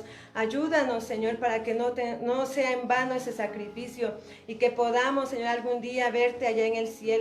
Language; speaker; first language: Spanish; native; Spanish